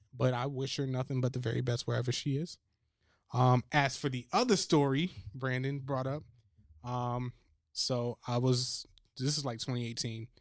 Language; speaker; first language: English; native; English